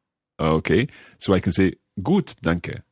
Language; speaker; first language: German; non-native, learner; English